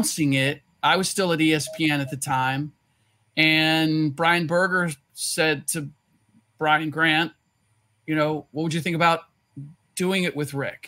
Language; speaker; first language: English; native; English